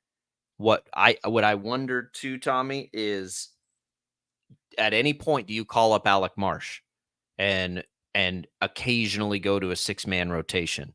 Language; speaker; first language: English; native; English